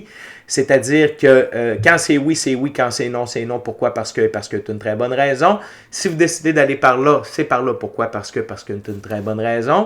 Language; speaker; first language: French; native; French